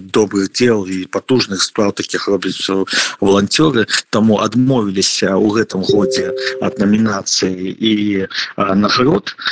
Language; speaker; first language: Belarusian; non-native, local second language; Russian